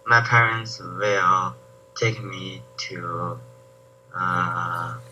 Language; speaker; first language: English; non-native, learner; Chinese